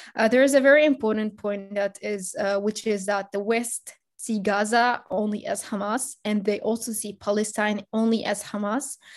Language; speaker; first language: English; non-native, fluent; Arabic